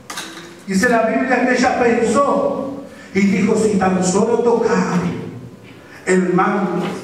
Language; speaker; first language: Spanish; native; Spanish